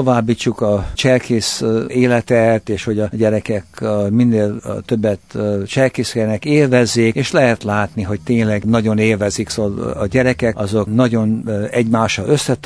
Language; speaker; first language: Hungarian; early bilingual, heritage; Hungarian